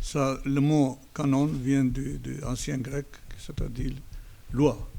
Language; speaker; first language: French; non-native, fluent; Albanian